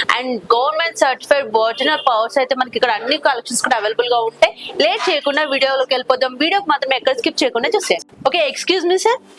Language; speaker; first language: Telugu; native; Telugu